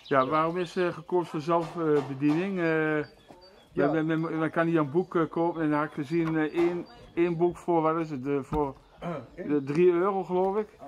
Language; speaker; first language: Dutch; native; Dutch